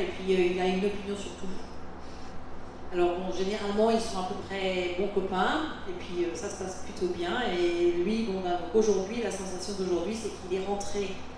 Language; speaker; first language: French; native; French